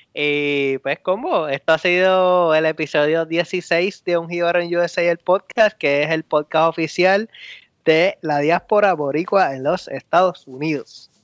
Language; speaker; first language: Spanish; native; Spanish